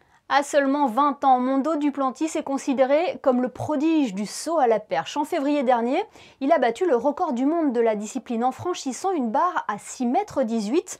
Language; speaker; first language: French; native; French